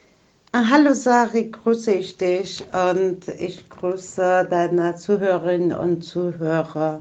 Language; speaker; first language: German; non-native, fluent; Persian